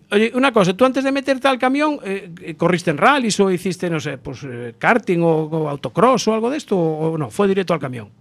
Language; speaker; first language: Spanish; native; Spanish